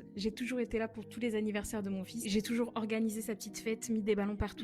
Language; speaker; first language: French; native; French